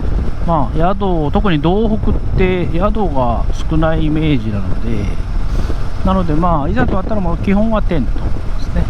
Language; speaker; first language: Japanese; native; Japanese